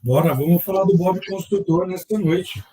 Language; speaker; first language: Portuguese; native; Portuguese